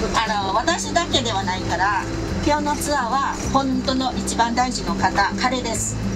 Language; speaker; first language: Japanese; non-native, fluent; Thai